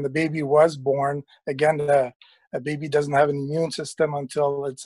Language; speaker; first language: English; native; English